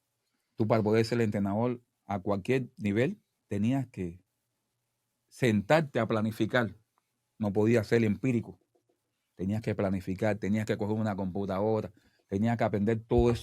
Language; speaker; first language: Spanish; native; Spanish